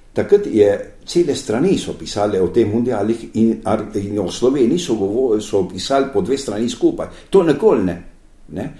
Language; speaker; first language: Slovenian; early bilingual, heritage; Slovenian